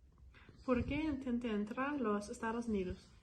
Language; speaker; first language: Spanish; non-native, learner; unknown